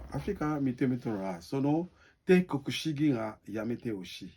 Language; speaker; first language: Japanese; non-native, learner; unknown